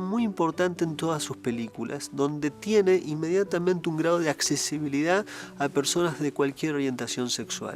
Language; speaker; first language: Spanish; native; Spanish